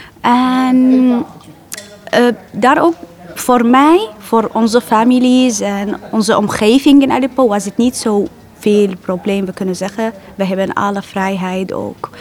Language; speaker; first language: Dutch; non-native, learner; Arabic